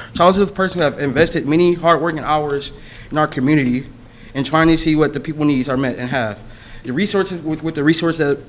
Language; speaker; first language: English; native; English